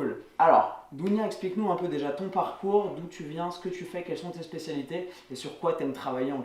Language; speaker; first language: French; native; French